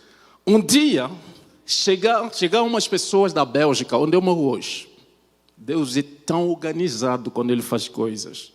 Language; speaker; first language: Portuguese; non-native, fluent; French